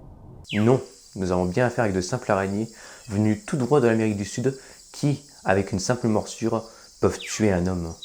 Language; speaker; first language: French; native; French